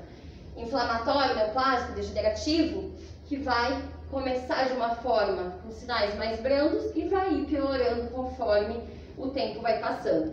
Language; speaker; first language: Portuguese; native; Portuguese